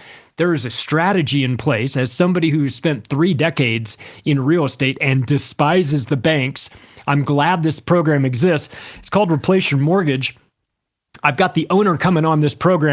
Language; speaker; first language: English; native; English